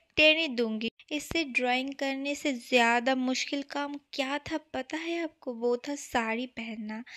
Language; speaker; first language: Hindi; non-native, local second language; Bangla